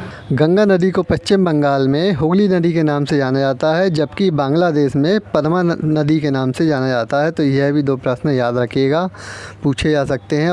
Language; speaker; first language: Hindi; native; Hindi